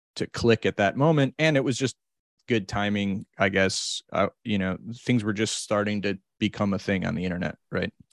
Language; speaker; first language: English; native; English